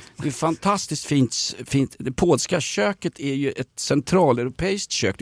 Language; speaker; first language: Swedish; native; Swedish